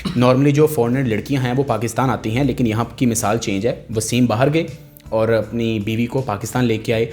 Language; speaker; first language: Urdu; native; Urdu